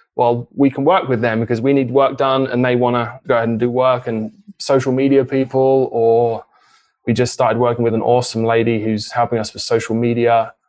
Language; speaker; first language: English; native; English